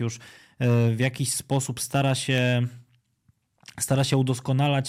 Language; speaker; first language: Polish; native; Polish